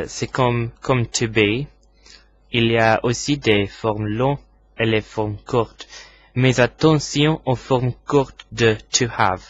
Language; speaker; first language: French; non-native, fluent; English